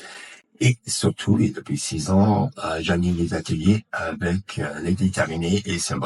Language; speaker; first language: French; non-native, fluent; English